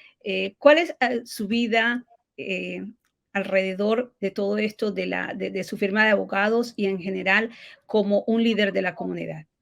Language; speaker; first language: Spanish; native; Spanish